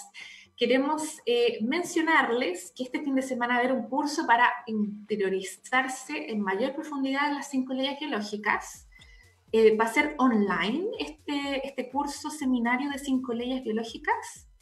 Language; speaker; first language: Spanish; native; Spanish